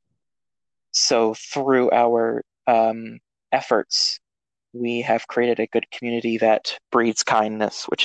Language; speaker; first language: English; native; English